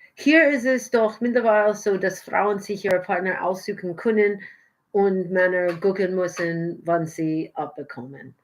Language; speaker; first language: German; non-native, learner; English